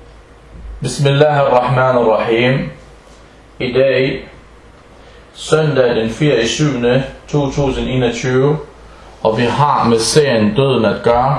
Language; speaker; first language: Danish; early bilingual, other home language; Arabic